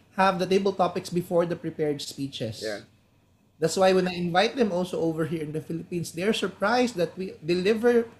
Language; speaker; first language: English; non-native, local second language; Hiligaynon